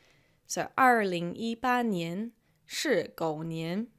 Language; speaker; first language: Chinese; non-native, fluent; English